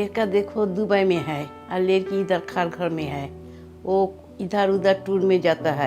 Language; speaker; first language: Hindi; non-native, local second language; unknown